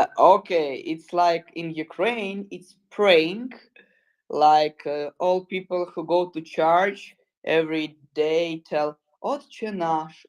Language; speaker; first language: English; non-native, learner; Ukrainian